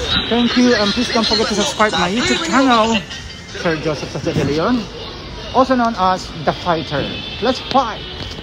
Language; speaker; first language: English; non-native, local second language; Filipino